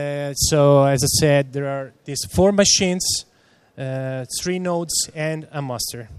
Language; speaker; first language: English; non-native, fluent; Italian